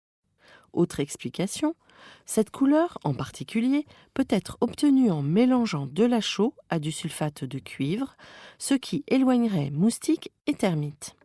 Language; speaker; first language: French; native; French